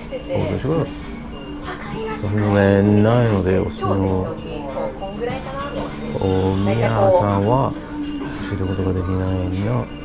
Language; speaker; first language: Japanese; non-native, learner; English